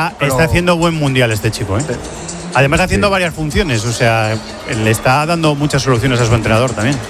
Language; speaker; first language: Spanish; native; Spanish